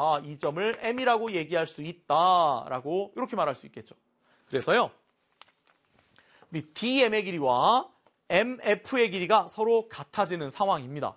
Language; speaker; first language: Korean; native; Korean